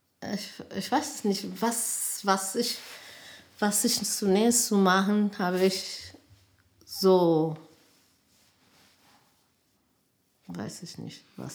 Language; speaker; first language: German; non-native, learner; Amharic